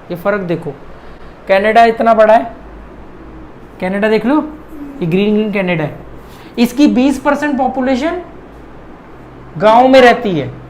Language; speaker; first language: Hindi; native; Hindi